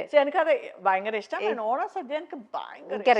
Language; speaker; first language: Malayalam; non-native, fluent; Kannada